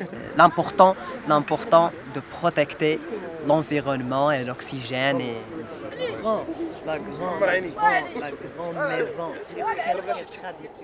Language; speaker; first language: French; non-native, learner; Arabic